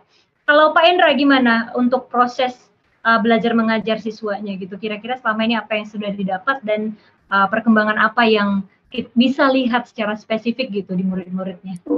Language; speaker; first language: Indonesian; native; Indonesian